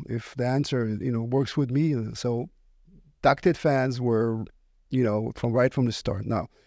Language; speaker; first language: English; non-native, fluent; Hebrew